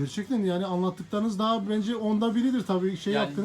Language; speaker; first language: Turkish; native; Turkish